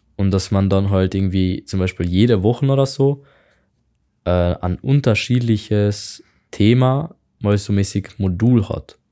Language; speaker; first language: German; non-native, fluent; Hungarian